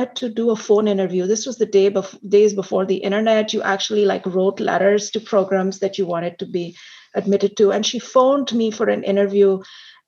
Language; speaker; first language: English; non-native, local second language; Hindi